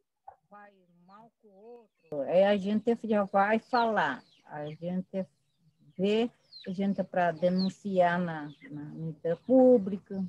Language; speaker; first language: Portuguese; non-native, local second language; Guarani